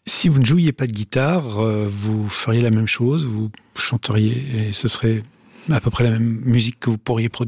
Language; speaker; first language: French; native; French